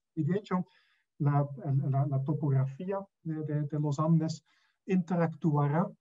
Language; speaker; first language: Spanish; non-native, fluent; Dutch